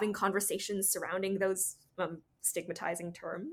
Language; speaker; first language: English; native; English